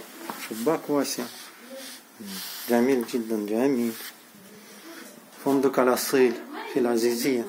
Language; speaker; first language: Arabic; non-native, learner; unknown